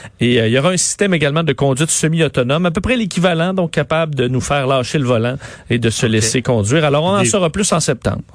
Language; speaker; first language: French; native; French